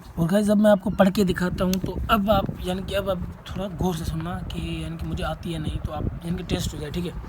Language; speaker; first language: Urdu; non-native, local second language; Sindhi